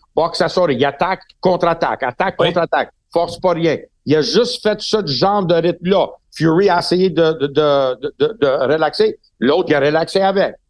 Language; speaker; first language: French; non-native, local second language; English